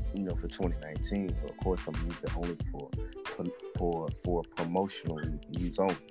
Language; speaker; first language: English; native; English